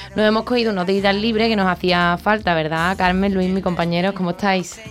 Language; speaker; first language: Spanish; native; Spanish